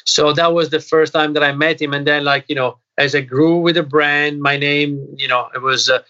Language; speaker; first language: English; non-native, fluent; Italian